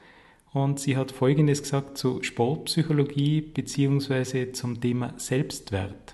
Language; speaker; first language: German; native; German